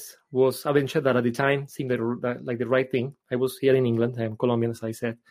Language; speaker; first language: English; non-native, fluent; Spanish